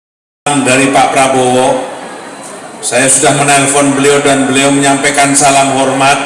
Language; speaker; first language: Indonesian; native; Indonesian